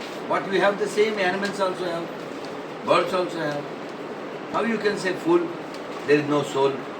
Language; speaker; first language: English; non-native, local second language; Telugu